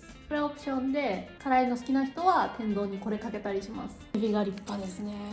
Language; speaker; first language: Japanese; native; Japanese